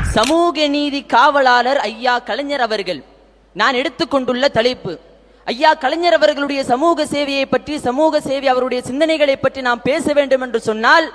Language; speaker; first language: Tamil; non-native, local second language; Malayalam